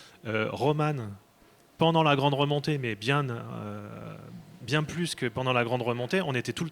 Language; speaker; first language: French; native; French